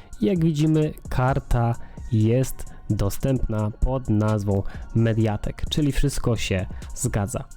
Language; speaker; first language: Polish; native; Polish